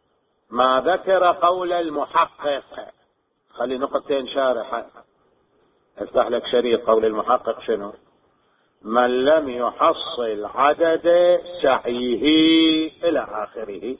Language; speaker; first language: Arabic; native; Arabic